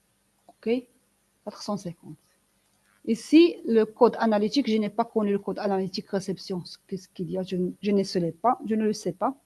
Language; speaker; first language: French; non-native, local second language; Arabic